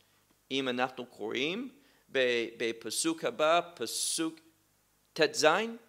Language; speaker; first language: Hebrew; non-native, fluent; English